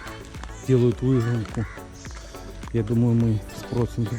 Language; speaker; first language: Russian; native; Russian